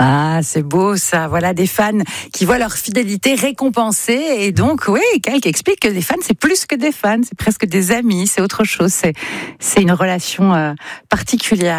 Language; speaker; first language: French; native; French